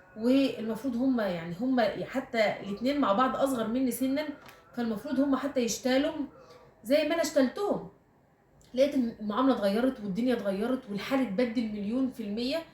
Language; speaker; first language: Egyptian Arabic; native; Egyptian Arabic